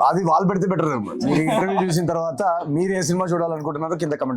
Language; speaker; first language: Telugu; native; Telugu